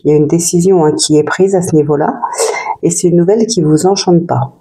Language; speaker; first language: French; native; French